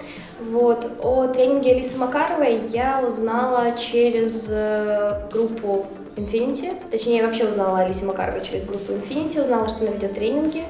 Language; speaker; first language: Russian; native; Russian